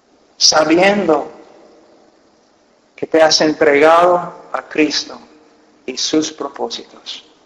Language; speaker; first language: Spanish; non-native, fluent; English